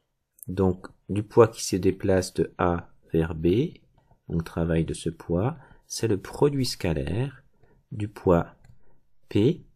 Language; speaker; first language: French; native; French